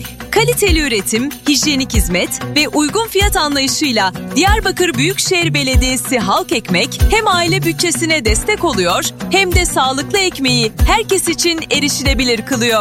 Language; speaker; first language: Turkish; native; Turkish